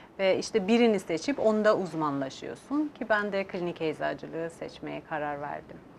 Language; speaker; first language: Turkish; non-native, fluent; Persian